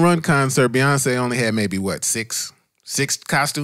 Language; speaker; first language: English; native; English